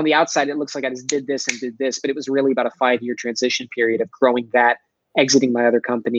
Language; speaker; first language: English; native; English